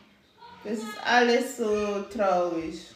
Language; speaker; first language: German; non-native, learner; English